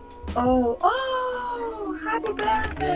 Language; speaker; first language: English; non-native, learner; Persian